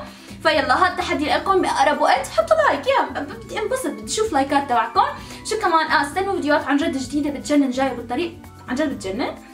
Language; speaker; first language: Arabic; native; Arabic